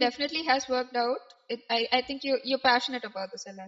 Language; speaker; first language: English; non-native, local second language; Malayalam